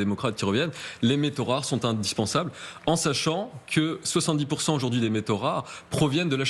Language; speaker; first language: French; native; French